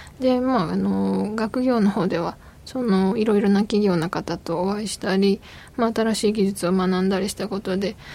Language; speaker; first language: Japanese; native; Japanese